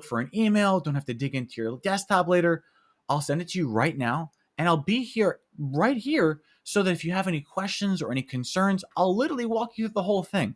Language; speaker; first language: English; native; English